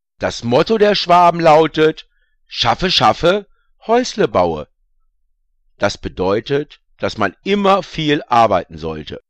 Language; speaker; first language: German; native; German